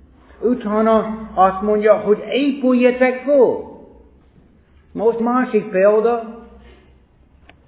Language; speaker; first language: Hungarian; non-native, fluent; English